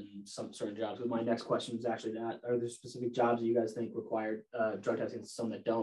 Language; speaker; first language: English; native; English